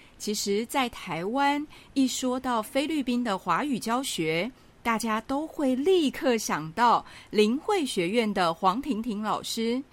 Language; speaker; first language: Chinese; native; Chinese